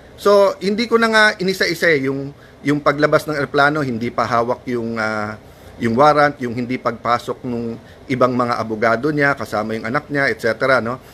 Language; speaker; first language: Filipino; native; Filipino